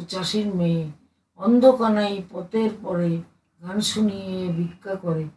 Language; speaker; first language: Bangla; native; Bangla